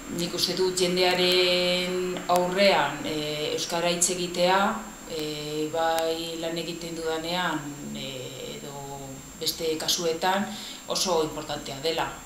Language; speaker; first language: Basque; non-native, local second language; Spanish